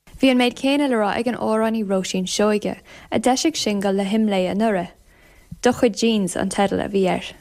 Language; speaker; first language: Irish; native; Irish